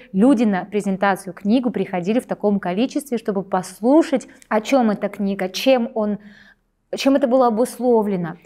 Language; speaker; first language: Russian; native; Russian